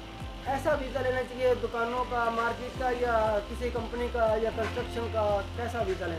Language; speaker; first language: Hindi; native; Hindi